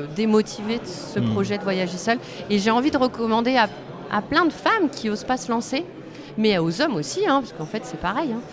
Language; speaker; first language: French; native; French